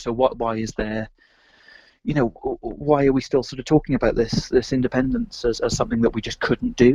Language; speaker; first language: English; native; English